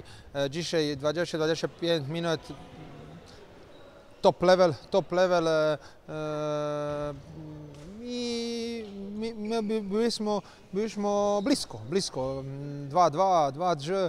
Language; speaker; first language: Polish; non-native, learner; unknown